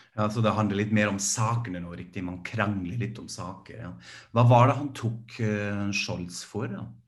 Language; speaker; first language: Norwegian; non-native, fluent; German